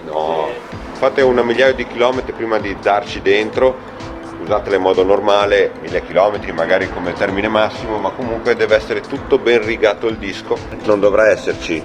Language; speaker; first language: Italian; native; Italian